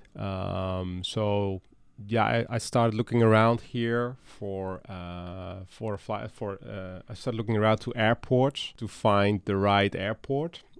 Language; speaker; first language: English; non-native, fluent; Dutch